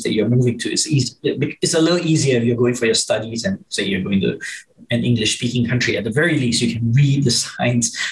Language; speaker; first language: English; native; English